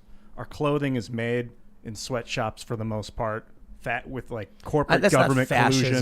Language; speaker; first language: English; native; English